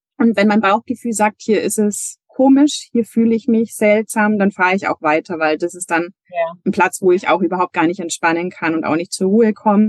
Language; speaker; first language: German; native; German